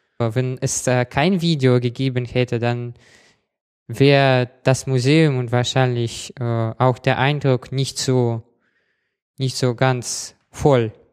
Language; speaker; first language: German; non-native, fluent; Russian